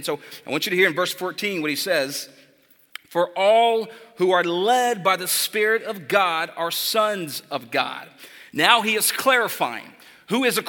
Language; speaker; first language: English; native; English